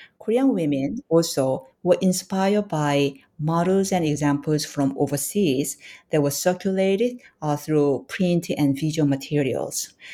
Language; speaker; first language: English; non-native, fluent; Korean